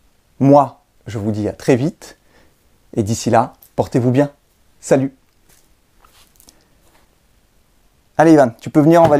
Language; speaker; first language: French; native; French